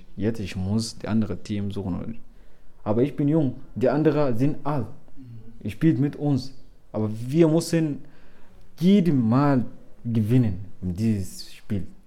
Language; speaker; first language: German; non-native, learner; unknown